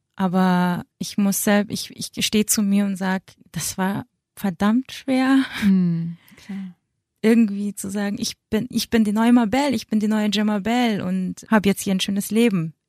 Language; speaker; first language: German; early bilingual, other home language; Filipino